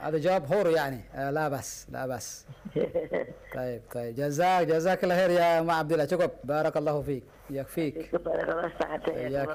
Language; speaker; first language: Arabic; non-native, fluent; Indonesian